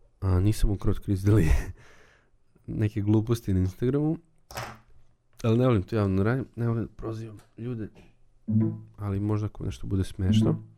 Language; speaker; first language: Serbian; native; Serbian